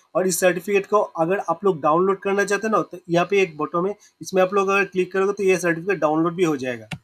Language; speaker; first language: Hindi; non-native, local second language; Assamese